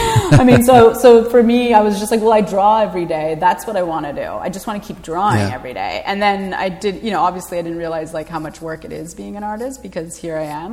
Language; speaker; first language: English; native; English